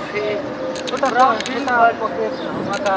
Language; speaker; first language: English; non-native, learner; Nepali